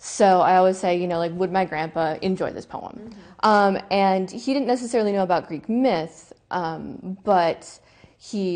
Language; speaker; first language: English; native; English